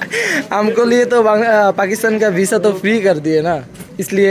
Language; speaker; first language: Hindi; non-native, learner; Bangla